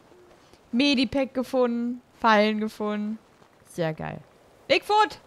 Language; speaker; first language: German; native; German